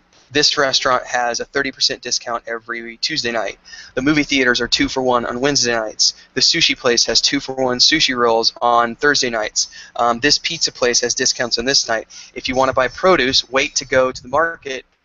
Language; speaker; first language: English; native; English